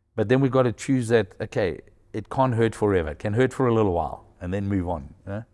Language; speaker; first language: English; native; English